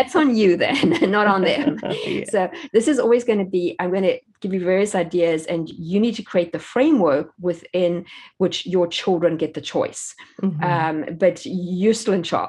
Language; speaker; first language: English; native; English